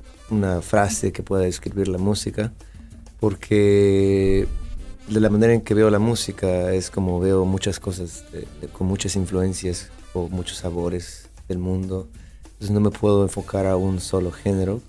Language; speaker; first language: Spanish; native; Spanish